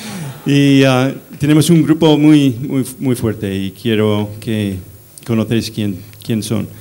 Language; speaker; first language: Spanish; non-native, fluent; English